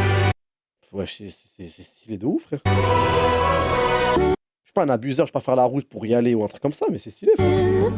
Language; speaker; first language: French; native; French